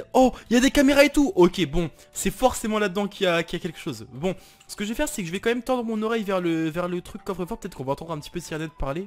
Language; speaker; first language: French; native; French